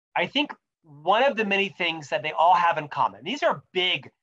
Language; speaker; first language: English; native; English